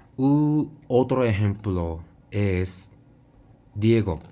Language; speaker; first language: Spanish; non-native, fluent; Japanese